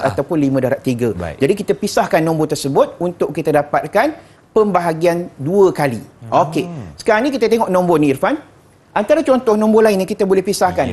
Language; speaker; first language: Malay; native; Malay